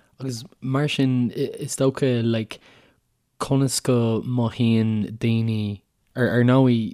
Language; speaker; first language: Irish; native; Irish